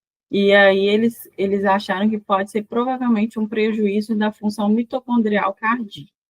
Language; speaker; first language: Portuguese; native; Portuguese